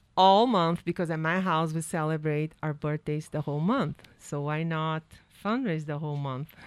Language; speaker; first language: English; non-native, learner; Portuguese